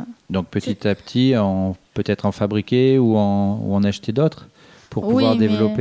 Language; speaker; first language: French; native; French